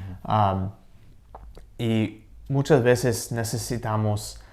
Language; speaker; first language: Spanish; non-native, learner; English